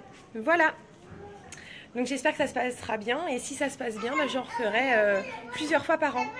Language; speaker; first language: French; native; French